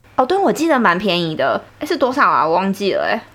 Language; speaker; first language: Chinese; native; Chinese